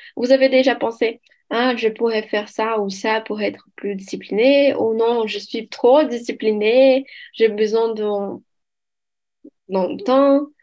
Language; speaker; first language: French; non-native, fluent; Portuguese